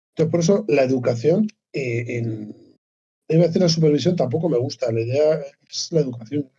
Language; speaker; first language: Spanish; native; Spanish